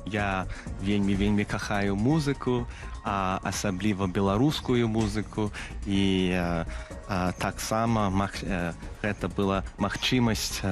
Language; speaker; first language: Belarusian; non-native, fluent; English